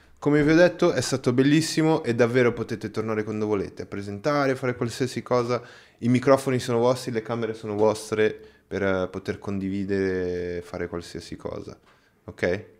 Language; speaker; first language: Italian; non-native, fluent; Portuguese